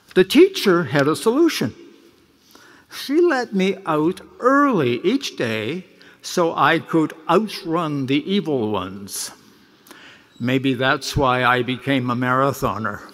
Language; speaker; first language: English; native; English